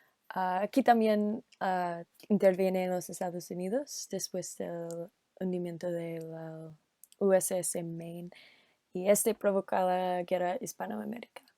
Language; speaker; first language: Spanish; non-native, learner; English